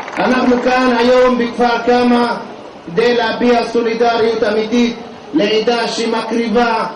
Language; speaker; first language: Hebrew; non-native, local second language; Arabic